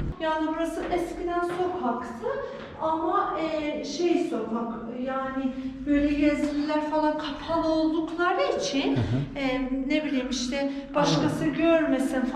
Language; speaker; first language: Turkish; non-native, fluent; Persian